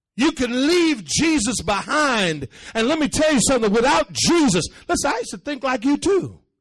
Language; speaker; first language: English; early bilingual, other home language; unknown